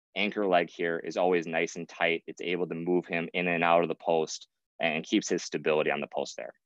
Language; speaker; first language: English; native; English